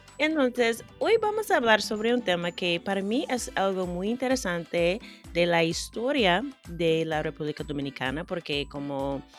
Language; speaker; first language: Spanish; non-native, fluent; English